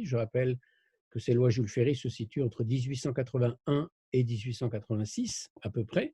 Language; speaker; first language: French; native; French